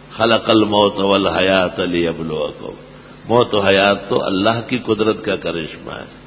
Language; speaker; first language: Urdu; non-native, local second language; Pashto